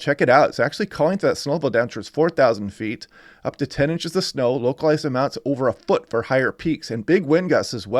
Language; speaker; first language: English; native; English